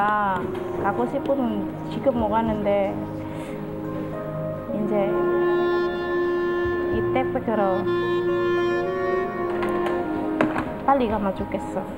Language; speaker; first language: Korean; non-native, learner; Javanese